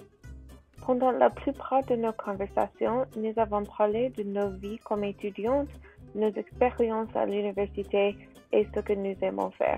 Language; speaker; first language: French; non-native, learner; English